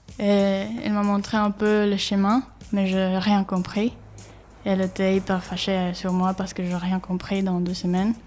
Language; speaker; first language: French; non-native, learner; Spanish